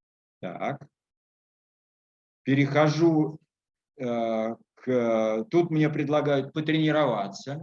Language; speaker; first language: Russian; native; Russian